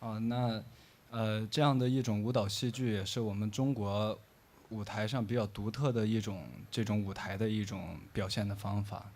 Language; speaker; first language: Chinese; native; Chinese